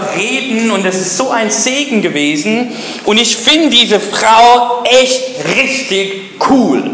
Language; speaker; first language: German; non-native, fluent; English